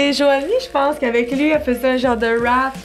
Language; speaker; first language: French; native; French